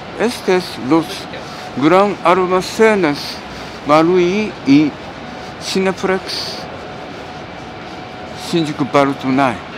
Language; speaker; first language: Spanish; non-native, learner; Japanese